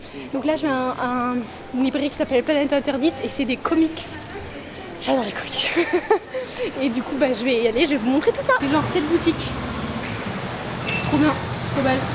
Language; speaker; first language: French; native; French